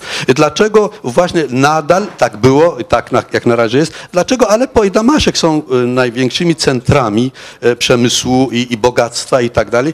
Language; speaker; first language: Polish; non-native, fluent; Arabic